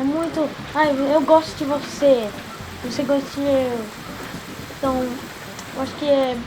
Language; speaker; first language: Portuguese; early bilingual, heritage; Portuguese